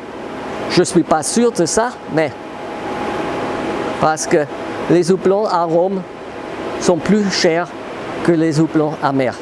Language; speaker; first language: French; non-native, fluent; German